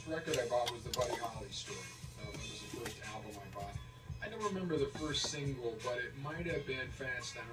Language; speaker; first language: English; native; English